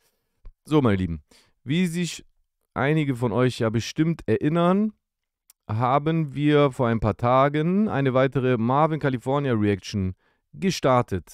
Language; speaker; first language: German; native; German